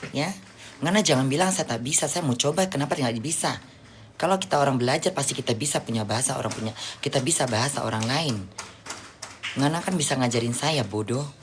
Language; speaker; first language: Indonesian; native; Indonesian